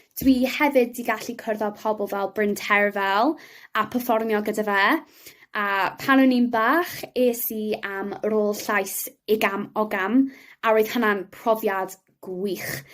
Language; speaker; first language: Welsh; non-native, local second language; English